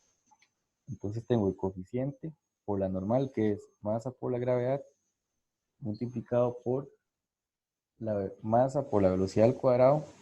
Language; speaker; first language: Spanish; native; Spanish